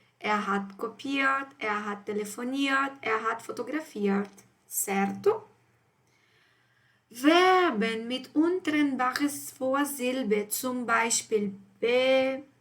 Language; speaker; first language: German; non-native, fluent; Portuguese